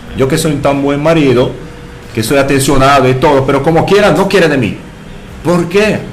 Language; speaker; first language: Spanish; non-native, fluent; French